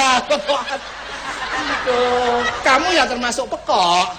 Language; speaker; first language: Indonesian; non-native, local second language; Javanese